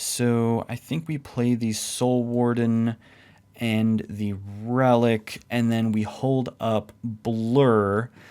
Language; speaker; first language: English; native; English